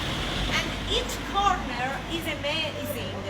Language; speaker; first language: English; non-native, fluent; Italian